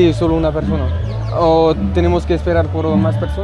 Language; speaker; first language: Spanish; non-native, learner; French